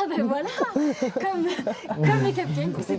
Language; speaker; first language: French; native; French